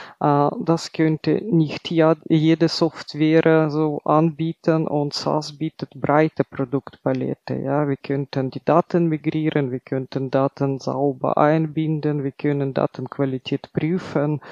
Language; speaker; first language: German; non-native, fluent; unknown